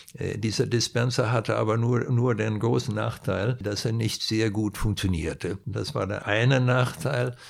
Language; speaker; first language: German; non-native, fluent; Swedish